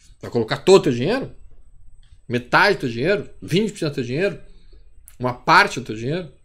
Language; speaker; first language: Portuguese; native; Portuguese